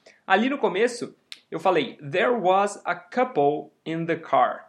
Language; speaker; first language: English; non-native, fluent; Portuguese